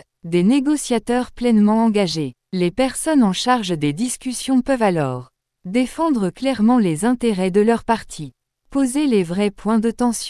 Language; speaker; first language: French; native; French